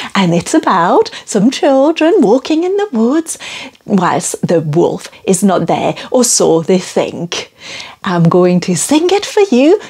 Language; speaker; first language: English; non-native, fluent; French